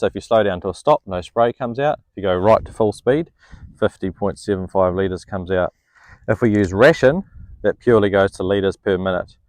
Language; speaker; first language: English; native; English